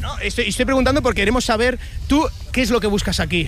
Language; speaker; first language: Spanish; native; Spanish